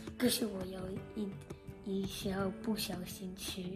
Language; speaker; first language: Chinese; early bilingual, other home language; Dutch